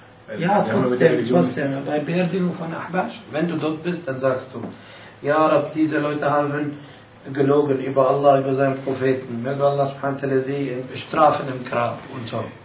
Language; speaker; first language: German; non-native, fluent; Arabic